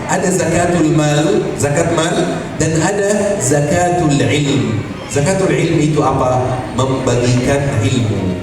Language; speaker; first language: Indonesian; non-native, fluent; Arabic